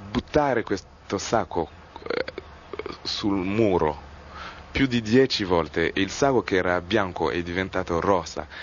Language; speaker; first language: Italian; non-native, fluent; Kinyarwanda